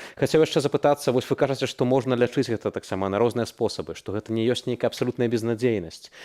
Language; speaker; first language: Belarusian; native; Belarusian